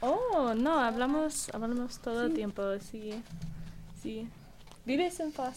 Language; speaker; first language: Spanish; non-native, learner; English